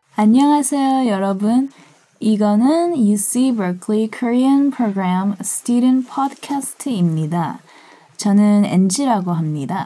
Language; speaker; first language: Korean; early bilingual, heritage; Korean